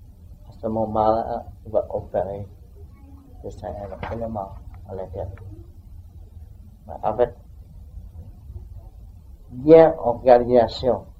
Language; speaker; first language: French; non-native, learner; Vietnamese